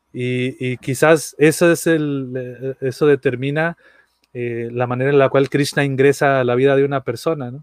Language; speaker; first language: Spanish; native; Spanish